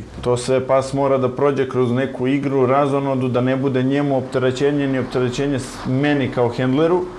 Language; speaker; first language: Serbian; native; Serbian